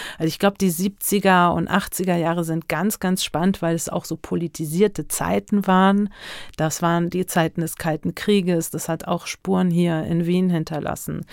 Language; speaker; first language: German; early bilingual, other home language; Turkish